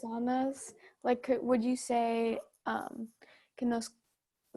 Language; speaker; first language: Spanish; non-native, learner; English